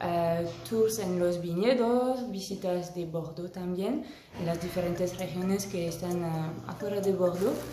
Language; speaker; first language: Spanish; non-native, fluent; French